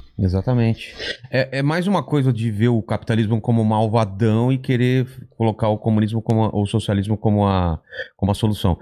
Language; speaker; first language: Portuguese; native; Portuguese